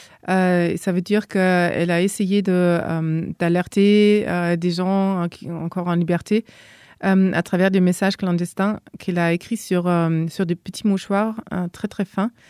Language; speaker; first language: French; non-native, fluent; German